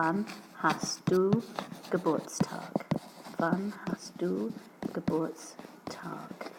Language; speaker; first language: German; non-native, fluent; English